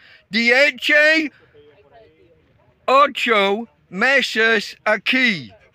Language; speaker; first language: Spanish; non-native, learner; English